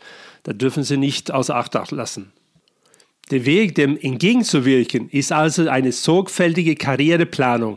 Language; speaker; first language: German; non-native, fluent; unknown